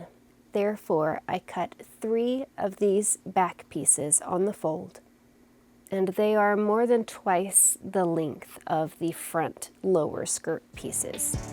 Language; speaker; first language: English; native; English